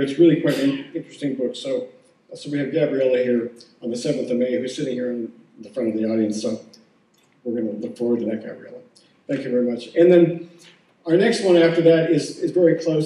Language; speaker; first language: English; native; English